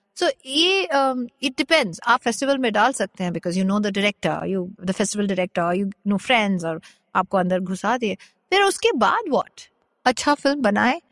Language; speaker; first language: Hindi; non-native, local second language; Bangla